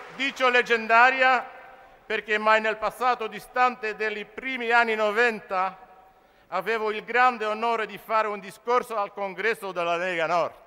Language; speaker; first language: Italian; non-native, fluent; Dutch